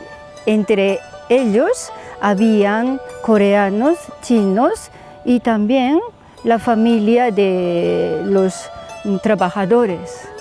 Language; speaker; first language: Spanish; non-native, learner; Japanese